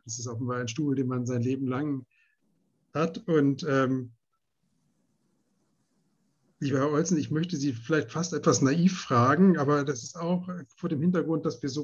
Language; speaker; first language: German; native; German